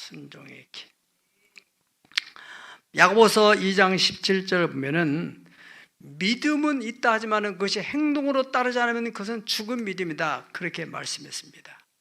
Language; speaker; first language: Korean; native; Korean